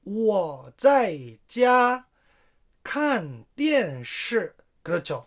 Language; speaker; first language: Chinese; non-native, fluent; Korean